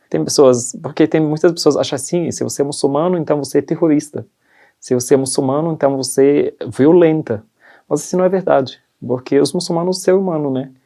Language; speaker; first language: Portuguese; non-native, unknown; Arabic